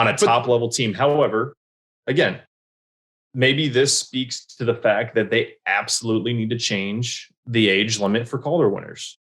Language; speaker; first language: English; native; English